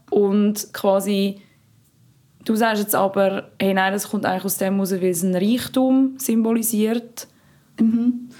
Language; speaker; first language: German; native; German